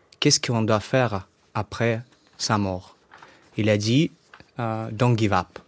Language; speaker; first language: French; non-native, fluent; Russian